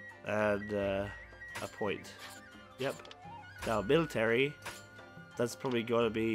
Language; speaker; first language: English; native; English